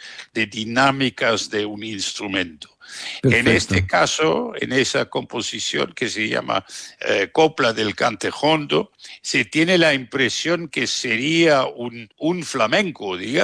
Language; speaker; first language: Spanish; non-native, fluent; German